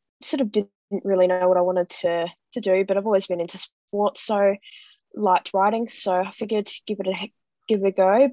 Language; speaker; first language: English; native; English